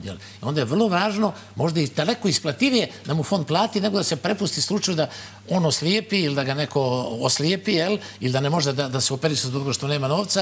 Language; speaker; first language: Bosnian; native; Bosnian